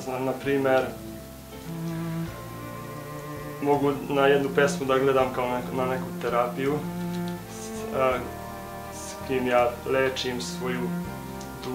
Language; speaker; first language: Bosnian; non-native, local second language; Hungarian